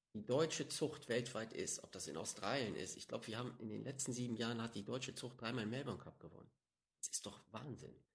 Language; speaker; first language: German; native; German